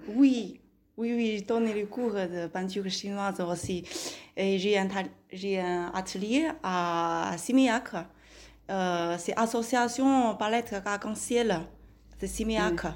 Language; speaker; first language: French; non-native, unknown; Chinese